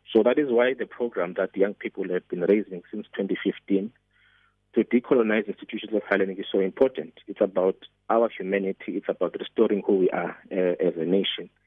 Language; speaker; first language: English; non-native, local second language; Xhosa